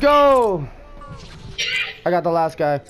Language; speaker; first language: English; native; English